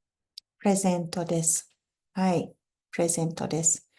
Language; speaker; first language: Japanese; non-native, fluent; English